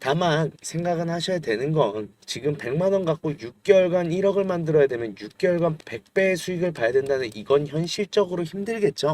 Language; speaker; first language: Korean; native; Korean